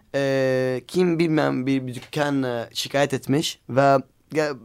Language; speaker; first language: Turkish; non-native, learner; Arabic